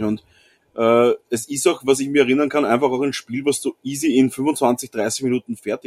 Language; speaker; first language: German; native; German